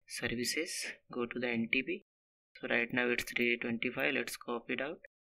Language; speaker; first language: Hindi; non-native, local second language; Marathi